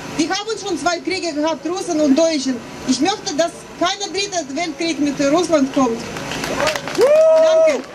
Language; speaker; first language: German; non-native, fluent; Russian